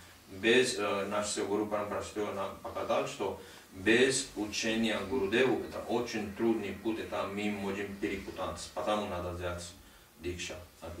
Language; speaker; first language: Russian; non-native, learner; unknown